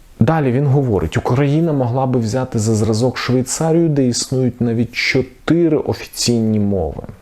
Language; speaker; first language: Ukrainian; non-native, local second language; Russian